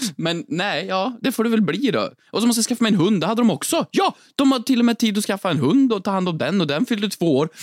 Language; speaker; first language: Swedish; native; Swedish